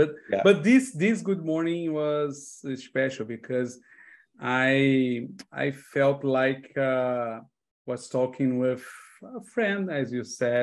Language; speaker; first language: English; non-native, learner; Portuguese